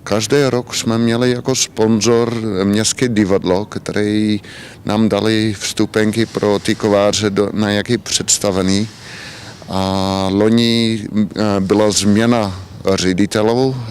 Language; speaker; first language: Czech; non-native, learner; Dutch